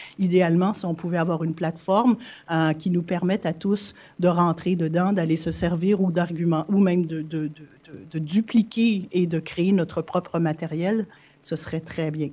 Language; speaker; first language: French; native; French